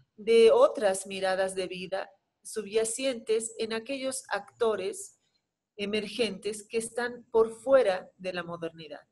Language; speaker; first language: Spanish; native; Spanish